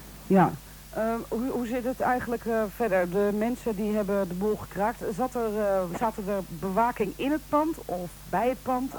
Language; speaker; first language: Dutch; native; Dutch